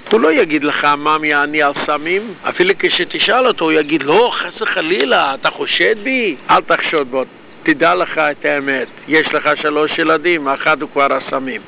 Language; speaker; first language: Hebrew; non-native, fluent; Yiddish